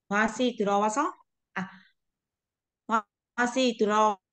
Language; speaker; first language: Korean; non-native, learner; Vietnamese